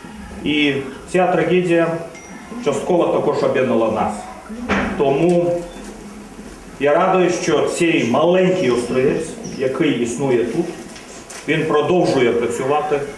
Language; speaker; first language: Ukrainian; non-native, fluent; Latvian